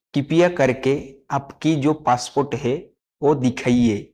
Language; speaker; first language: Hindi; non-native, local second language; Bangla